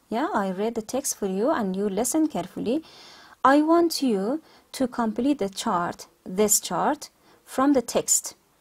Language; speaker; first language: English; non-native, fluent; Persian